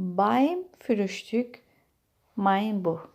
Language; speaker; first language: German; non-native, fluent; Turkish